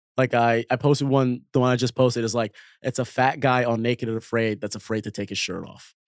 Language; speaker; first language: English; early bilingual, other home language; Arabic